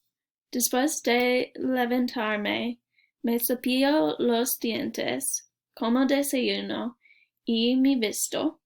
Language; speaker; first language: Spanish; non-native, learner; English